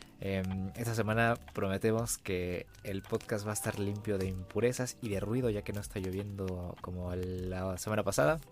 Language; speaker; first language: Spanish; native; Spanish